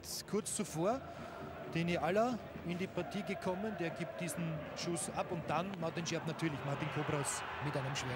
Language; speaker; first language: German; native; German